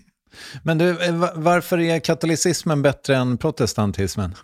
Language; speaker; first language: Swedish; native; Swedish